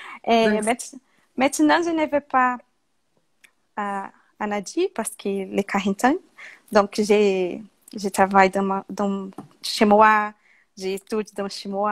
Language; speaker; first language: French; non-native, learner; Portuguese